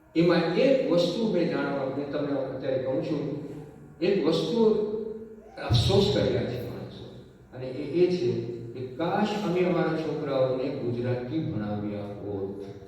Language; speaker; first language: Gujarati; early bilingual, heritage; Gujarati